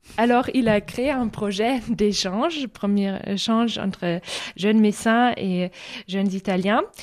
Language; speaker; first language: French; non-native, fluent; German